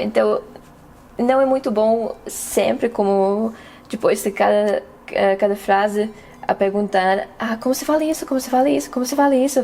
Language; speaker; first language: Portuguese; non-native, fluent; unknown